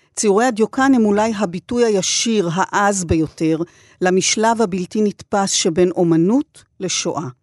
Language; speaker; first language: Hebrew; native; Hebrew